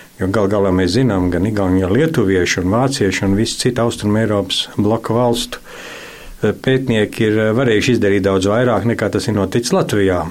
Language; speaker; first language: Latvian; native; Latvian